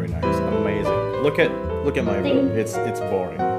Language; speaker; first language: English; non-native, fluent; Indonesian